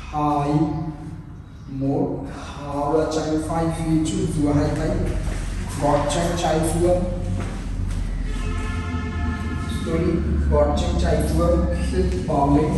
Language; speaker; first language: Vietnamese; non-native, learner; Hindi